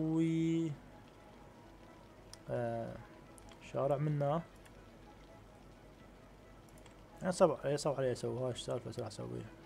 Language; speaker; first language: Arabic; native; Arabic